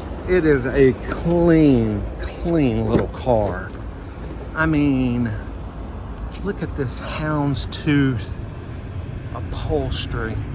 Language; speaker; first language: English; native; English